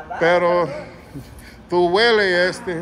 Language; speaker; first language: Spanish; non-native, learner; English